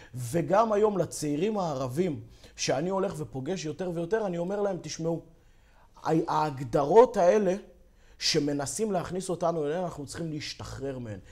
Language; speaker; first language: Hebrew; native; Hebrew